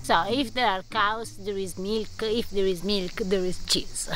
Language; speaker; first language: English; non-native, fluent; Italian